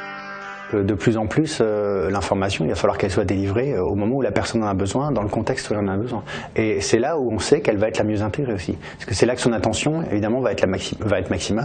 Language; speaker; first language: French; native; French